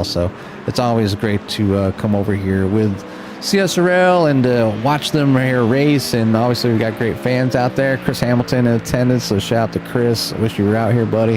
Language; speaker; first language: English; native; English